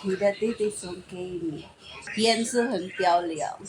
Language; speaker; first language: Chinese; non-native, learner; Filipino